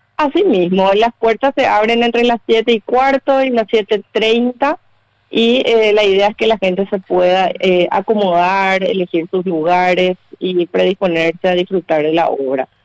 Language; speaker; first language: Spanish; native; Spanish